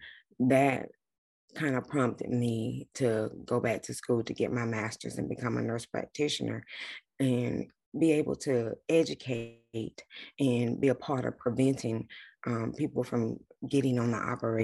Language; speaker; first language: English; native; English